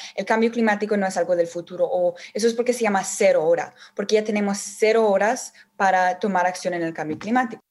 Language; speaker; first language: Spanish; early bilingual, heritage; Spanish